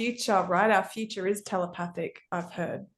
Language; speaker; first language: English; native; English